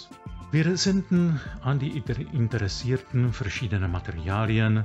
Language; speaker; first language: German; non-native, fluent; Czech